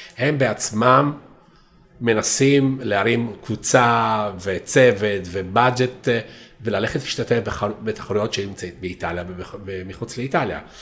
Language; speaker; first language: Hebrew; non-native, fluent; Italian